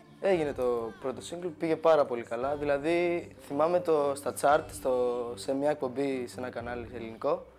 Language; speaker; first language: Greek; early bilingual, other home language; Albanian